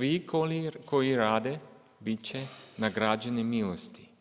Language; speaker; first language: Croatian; non-native, learner; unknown